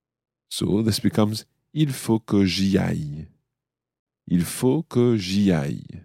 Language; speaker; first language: French; non-native, fluent; English